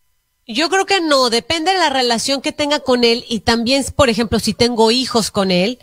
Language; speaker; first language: Spanish; native; Spanish